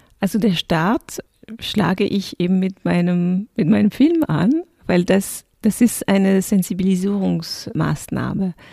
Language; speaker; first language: German; non-native, fluent; French